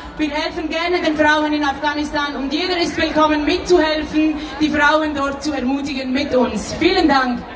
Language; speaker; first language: German; non-native, fluent; Persian